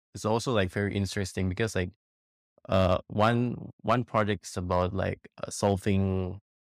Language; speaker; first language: English; non-native, fluent; Indonesian